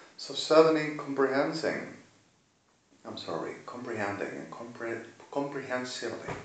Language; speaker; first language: English; non-native, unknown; Spanish